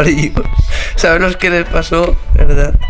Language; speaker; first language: Spanish; native; Spanish